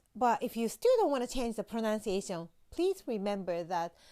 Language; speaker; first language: English; non-native, fluent; Japanese